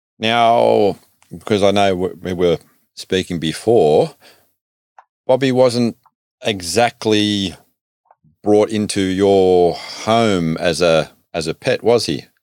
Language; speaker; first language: English; native; English